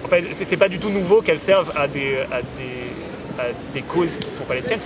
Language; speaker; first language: French; native; French